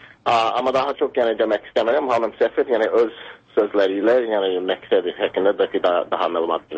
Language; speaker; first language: Turkish; non-native, fluent; English